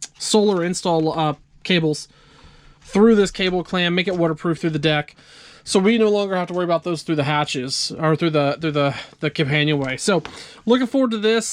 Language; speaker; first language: English; native; English